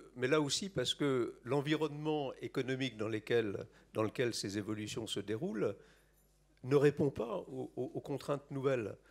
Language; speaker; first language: French; native; French